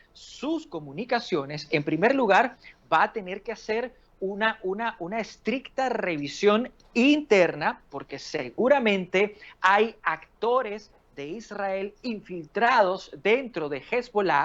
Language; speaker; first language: Spanish; native; Spanish